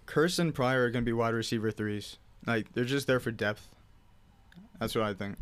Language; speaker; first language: English; native; English